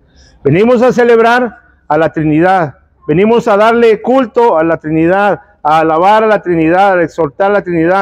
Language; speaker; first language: Spanish; native; Spanish